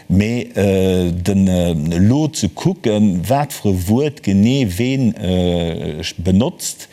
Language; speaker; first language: Luxembourgish; native; Luxembourgish